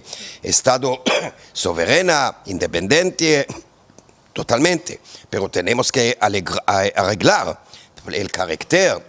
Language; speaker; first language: Spanish; non-native, fluent; Hebrew